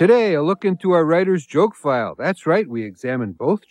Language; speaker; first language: English; native; English